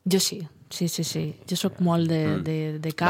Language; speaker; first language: Catalan; non-native, fluent; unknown